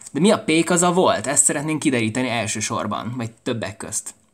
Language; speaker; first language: Hungarian; native; Hungarian